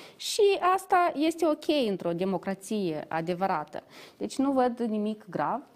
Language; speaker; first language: Romanian; native; Romanian